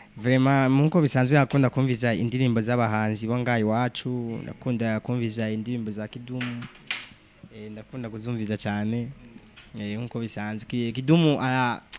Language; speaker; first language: Rundi; native; Rundi